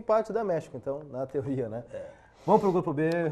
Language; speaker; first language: Portuguese; native; Portuguese